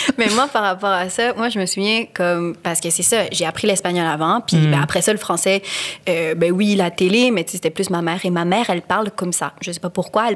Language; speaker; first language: French; early bilingual, other home language; Spanish